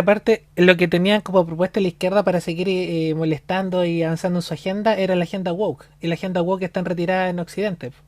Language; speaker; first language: Spanish; native; Spanish